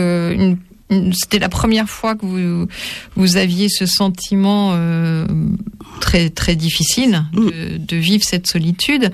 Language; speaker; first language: French; native; French